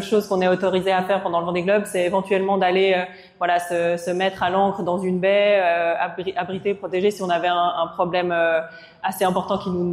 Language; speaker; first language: French; native; French